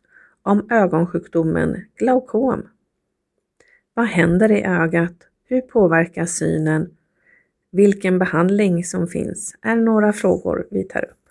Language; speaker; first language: Swedish; native; Swedish